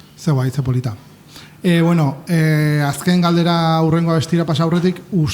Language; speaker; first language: Basque; native; Basque